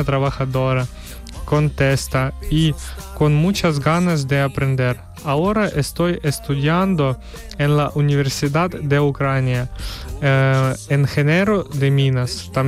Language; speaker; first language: Spanish; non-native, learner; Ukrainian